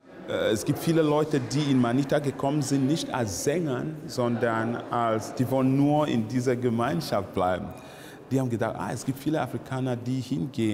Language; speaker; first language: German; non-native, fluent; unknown